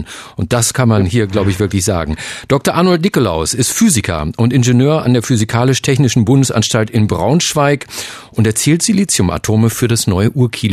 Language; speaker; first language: German; native; German